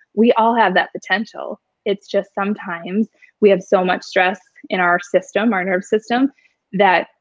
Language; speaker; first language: English; native; English